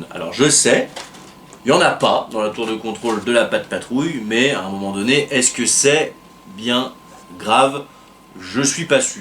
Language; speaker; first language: French; native; French